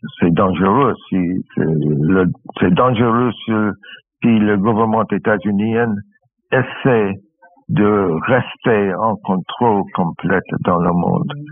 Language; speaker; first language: French; non-native, learner; English